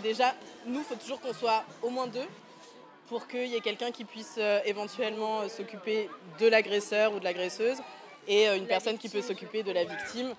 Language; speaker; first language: French; native; French